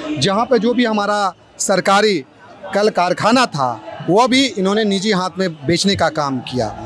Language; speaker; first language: Hindi; native; Hindi